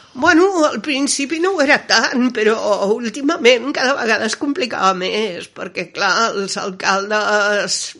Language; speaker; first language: Catalan; native; Catalan